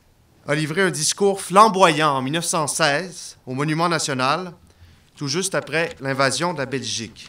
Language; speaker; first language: French; native; French